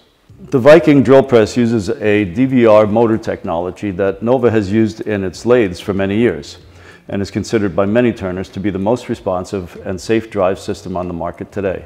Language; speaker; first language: English; native; English